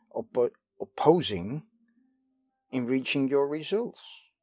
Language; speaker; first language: English; non-native, fluent; Dutch